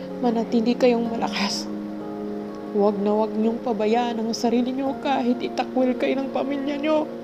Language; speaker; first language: Filipino; non-native, local second language; Cebuano